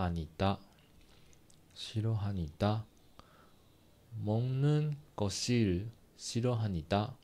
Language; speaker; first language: Korean; non-native, learner; Chinese